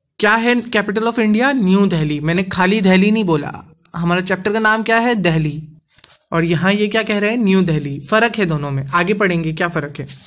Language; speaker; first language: Hindi; non-native, local second language; Gujarati